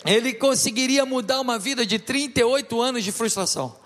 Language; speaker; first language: Portuguese; native; Portuguese